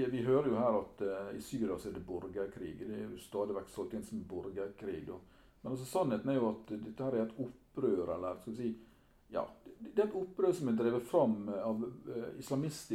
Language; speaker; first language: Norwegian; native; Norwegian